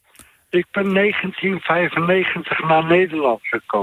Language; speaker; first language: Dutch; non-native, fluent; Turkish